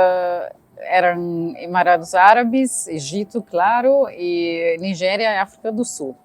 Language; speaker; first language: Portuguese; non-native, fluent; Arabic